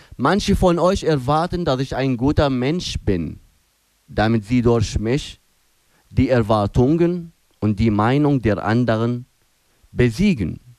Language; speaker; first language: German; non-native, fluent; Arabic